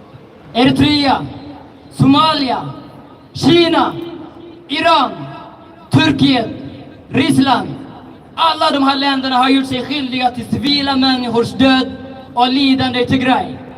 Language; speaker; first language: Swedish; early bilingual, other home language; Tigrinya